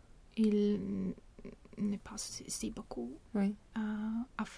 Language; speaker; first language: French; non-native, learner; Swedish